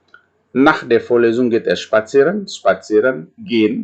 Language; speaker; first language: German; non-native, fluent; Indonesian